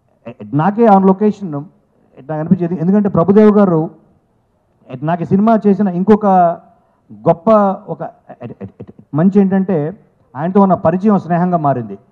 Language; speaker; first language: Telugu; native; Telugu